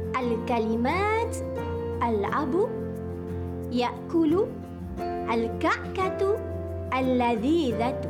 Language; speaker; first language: Arabic; non-native, fluent; Malay